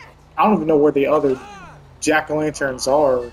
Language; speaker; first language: English; native; English